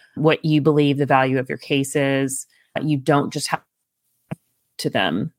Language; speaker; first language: English; native; English